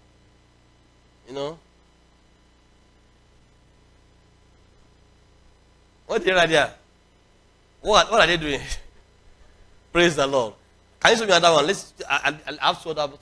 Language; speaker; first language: English; non-native, local second language; Yoruba